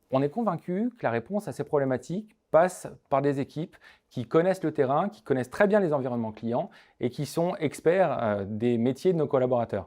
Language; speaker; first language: French; native; French